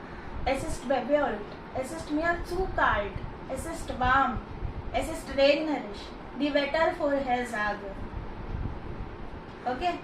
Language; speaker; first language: German; non-native, fluent; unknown